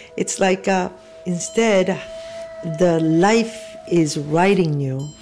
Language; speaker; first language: English; non-native, fluent; Korean